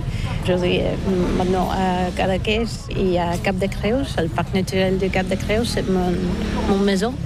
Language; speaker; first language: French; non-native, learner; Bulgarian